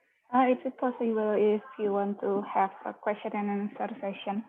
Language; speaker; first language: English; non-native, learner; Indonesian